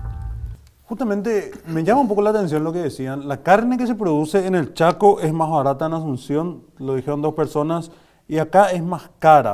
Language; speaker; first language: Spanish; native; Spanish